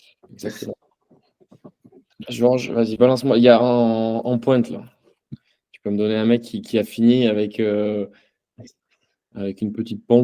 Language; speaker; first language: French; native; French